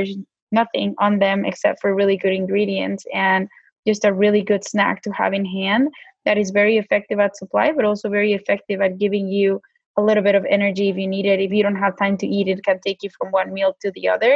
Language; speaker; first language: English; non-native, fluent; Spanish